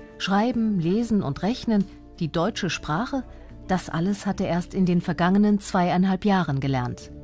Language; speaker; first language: German; native; German